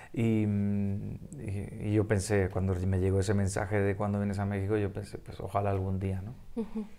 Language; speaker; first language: Spanish; native; Spanish